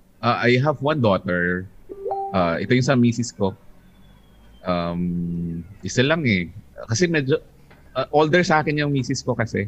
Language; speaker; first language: Filipino; non-native, local second language; Hiligaynon